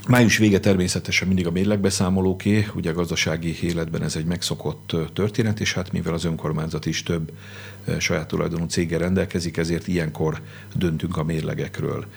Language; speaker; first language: Hungarian; native; Hungarian